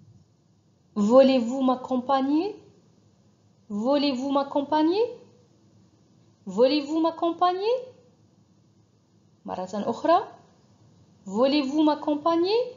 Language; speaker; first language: French; non-native, fluent; Arabic